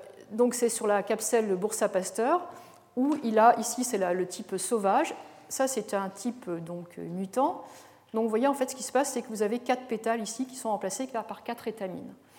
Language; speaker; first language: French; native; French